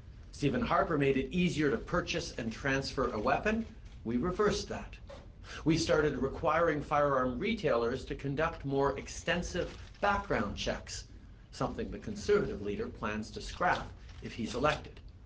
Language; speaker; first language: English; early bilingual, other home language; French